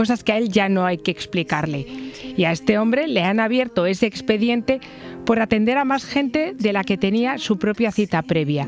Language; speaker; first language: Spanish; native; Spanish